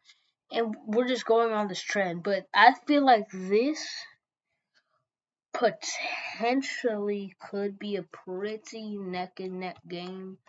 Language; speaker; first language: English; native; English